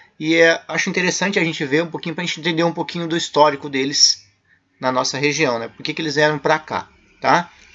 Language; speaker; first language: Portuguese; native; Portuguese